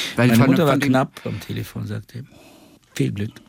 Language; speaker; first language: German; non-native, fluent; Bulgarian